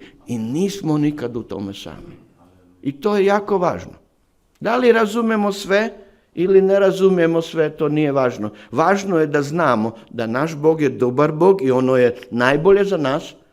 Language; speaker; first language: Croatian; non-native, fluent; Slovak